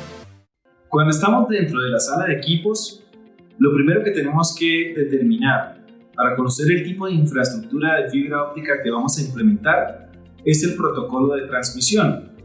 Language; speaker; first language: Spanish; native; Spanish